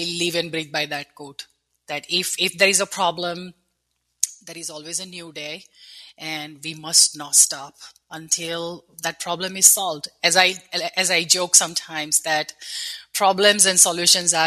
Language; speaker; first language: English; non-native, local second language; Gujarati